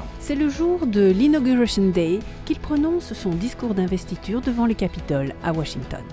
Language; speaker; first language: French; native; French